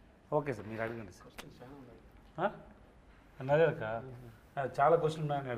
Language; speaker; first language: Telugu; non-native, local second language; Tamil